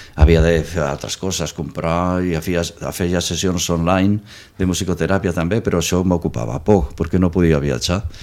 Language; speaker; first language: Catalan; non-native, local second language; Spanish